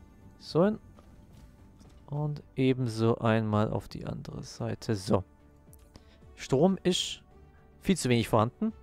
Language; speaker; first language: German; native; German